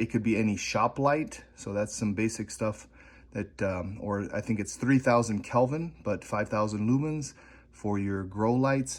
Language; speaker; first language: English; native; English